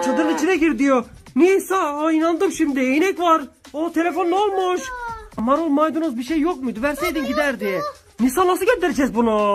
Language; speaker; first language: Turkish; native; Turkish